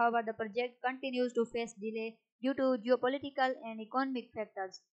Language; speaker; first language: English; non-native, local second language; Urdu